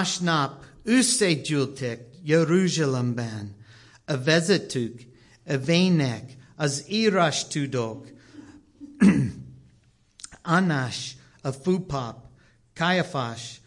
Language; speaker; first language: Hungarian; non-native, learner; English